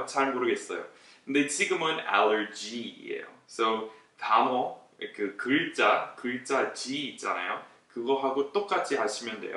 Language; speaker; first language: Korean; non-native, fluent; English